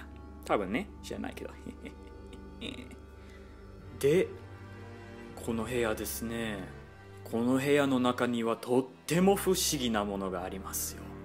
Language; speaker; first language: Japanese; non-native, fluent; English